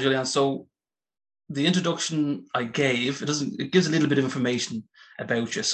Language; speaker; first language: English; native; English